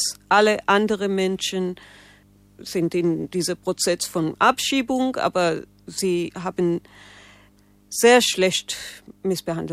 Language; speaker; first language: German; non-native, fluent; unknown